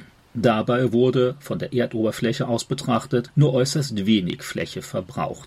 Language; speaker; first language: German; native; German